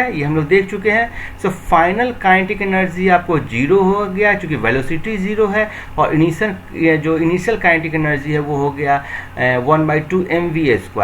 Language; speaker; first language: Hindi; native; Hindi